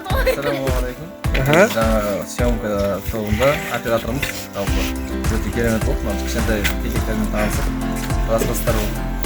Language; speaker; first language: Kazakh; native; Kazakh